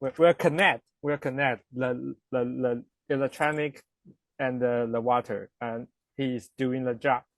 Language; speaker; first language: English; non-native, learner; Chinese